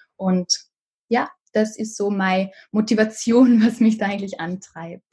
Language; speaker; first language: German; native; German